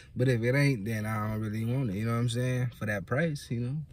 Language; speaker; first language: English; native; English